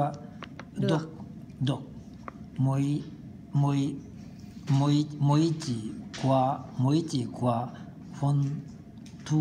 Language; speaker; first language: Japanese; non-native, fluent; Vietnamese